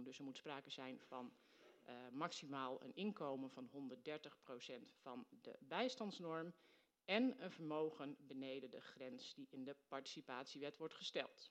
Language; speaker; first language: Dutch; native; Dutch